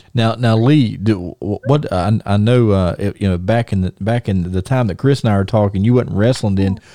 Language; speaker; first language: English; native; English